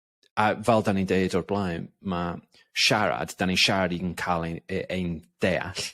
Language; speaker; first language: Welsh; non-native, local second language; English